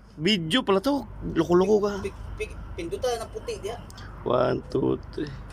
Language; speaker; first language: Filipino; non-native, local second language; Cebuano